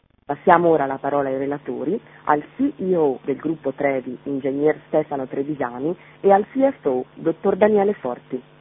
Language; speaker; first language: Italian; native; Italian